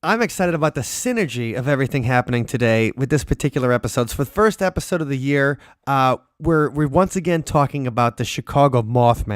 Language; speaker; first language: English; native; English